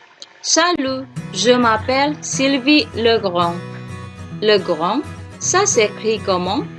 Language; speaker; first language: French; non-native, fluent; Indonesian